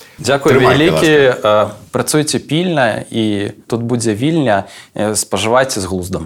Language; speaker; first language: Belarusian; non-native, local second language; Russian